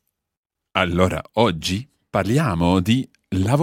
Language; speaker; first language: Italian; non-native, fluent; English